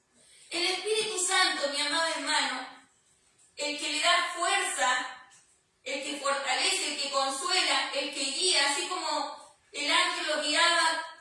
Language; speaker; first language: Spanish; native; Spanish